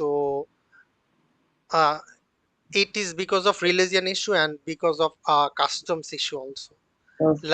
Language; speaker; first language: English; non-native, fluent; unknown